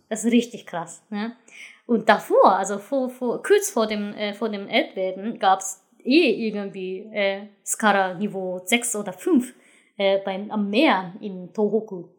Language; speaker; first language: German; non-native, fluent; Japanese